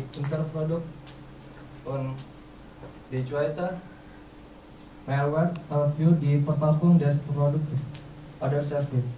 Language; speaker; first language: German; non-native, learner; Indonesian